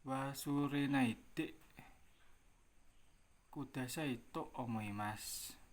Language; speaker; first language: Japanese; non-native, learner; Indonesian